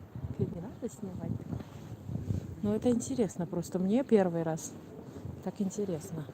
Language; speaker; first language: Russian; non-native, fluent; Tajik